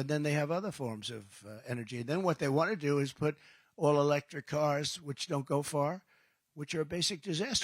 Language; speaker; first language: English; native; English